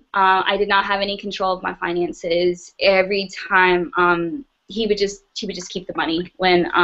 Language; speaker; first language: English; native; English